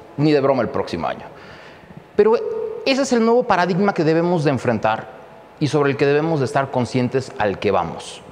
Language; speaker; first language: Spanish; native; Spanish